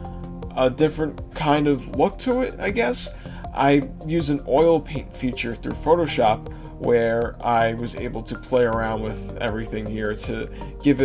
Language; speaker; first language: English; native; English